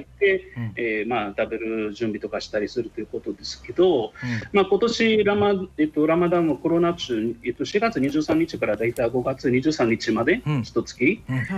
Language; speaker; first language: Japanese; non-native, fluent; Arabic